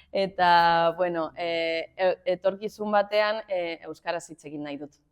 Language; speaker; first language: Basque; non-native, learner; Spanish